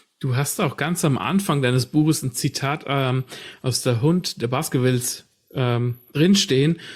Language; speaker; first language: German; native; German